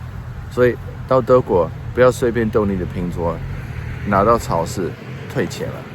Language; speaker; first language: Chinese; non-native, fluent; Dutch